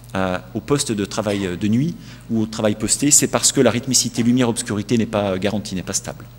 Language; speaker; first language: French; native; French